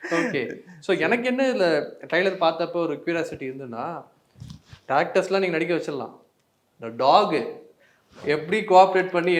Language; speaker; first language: Tamil; native; Tamil